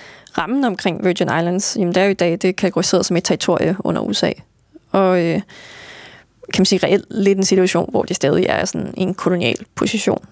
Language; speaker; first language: Danish; native; Danish